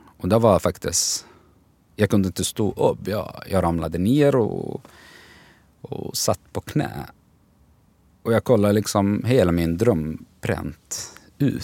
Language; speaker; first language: Swedish; non-native, learner; Arabic